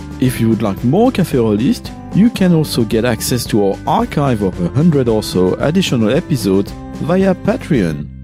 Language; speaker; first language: English; non-native, fluent; French